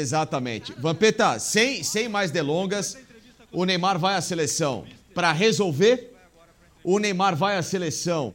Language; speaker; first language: Portuguese; native; Portuguese